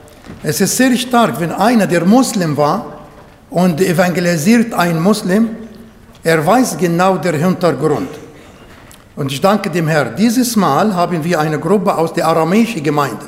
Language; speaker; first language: German; non-native, learner; Arabic